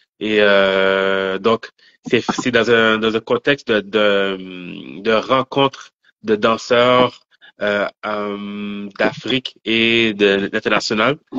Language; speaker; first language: French; native; French